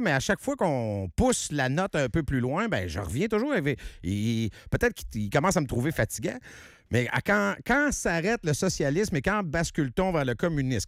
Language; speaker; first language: French; native; French